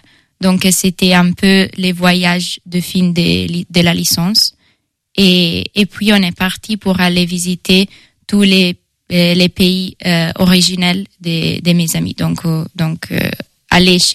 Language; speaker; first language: French; non-native, fluent; Italian